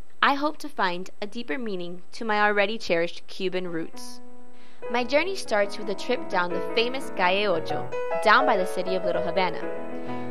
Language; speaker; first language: English; native; English